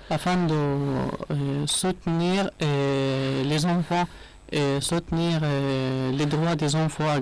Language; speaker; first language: French; non-native, learner; Arabic